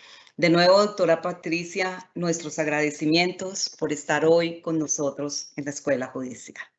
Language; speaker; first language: Spanish; native; Spanish